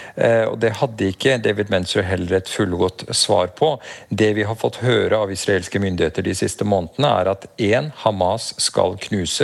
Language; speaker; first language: Norwegian; native; Norwegian